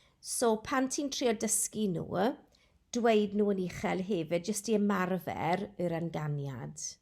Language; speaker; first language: Welsh; non-native, local second language; English